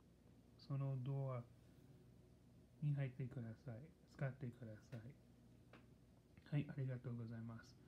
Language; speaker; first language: Japanese; non-native, learner; English